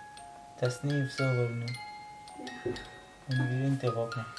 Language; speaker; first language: Swedish; non-native, learner; Arabic